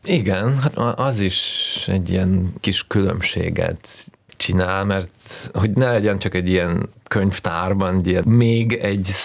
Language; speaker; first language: Hungarian; non-native, fluent; Russian